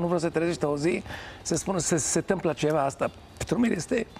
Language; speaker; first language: Romanian; non-native, fluent; Hebrew